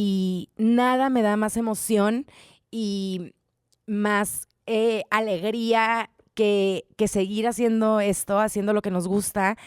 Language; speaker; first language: Spanish; native; Spanish